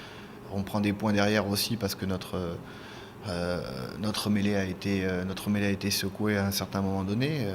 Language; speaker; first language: French; native; French